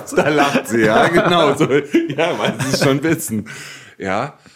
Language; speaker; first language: German; native; German